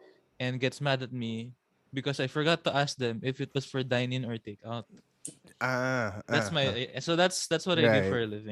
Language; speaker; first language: English; non-native, local second language; Filipino